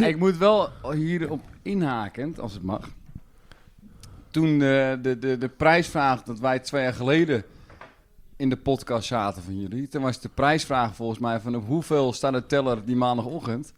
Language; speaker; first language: Dutch; native; Dutch